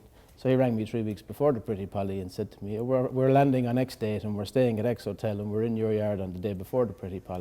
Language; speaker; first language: English; native; English